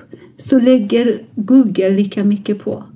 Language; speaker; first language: Swedish; non-native, fluent; Persian